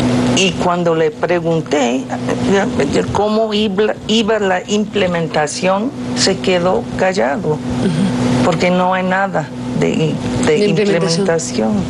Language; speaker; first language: Spanish; non-native, fluent; English